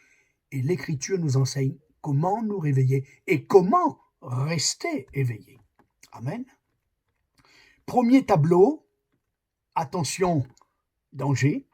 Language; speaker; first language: French; native; French